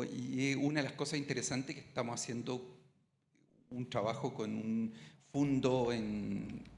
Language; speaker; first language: Spanish; native; Spanish